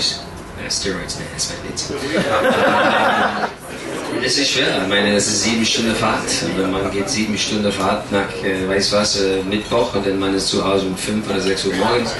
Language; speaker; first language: German; non-native, learner; English